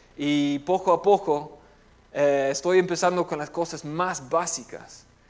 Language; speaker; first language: Spanish; non-native, fluent; English